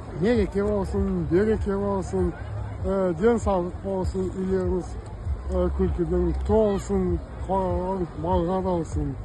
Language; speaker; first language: Kazakh; non-native, local second language; Russian